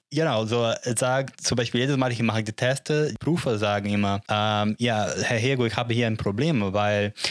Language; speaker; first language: German; non-native, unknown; Portuguese